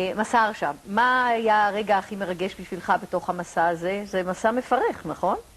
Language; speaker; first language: Hebrew; native; Hebrew